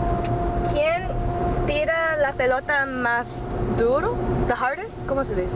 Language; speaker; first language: Spanish; non-native, learner; English